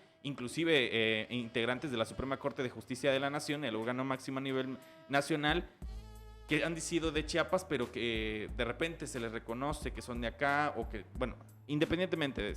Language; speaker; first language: Spanish; native; Spanish